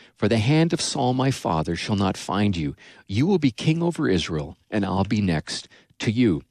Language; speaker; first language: English; native; English